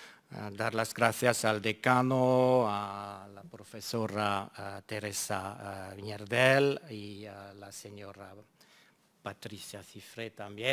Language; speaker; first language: Spanish; non-native, fluent; German